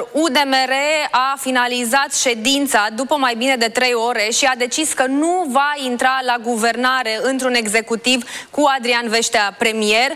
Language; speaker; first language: Romanian; native; Romanian